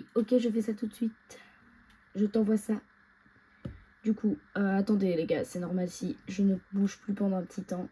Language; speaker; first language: French; native; French